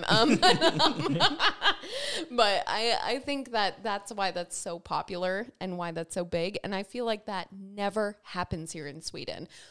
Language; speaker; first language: English; native; English